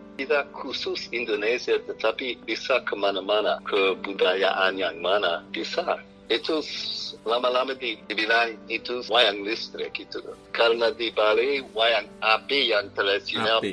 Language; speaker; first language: Indonesian; non-native, fluent; English